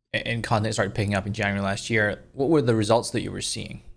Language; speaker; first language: English; native; English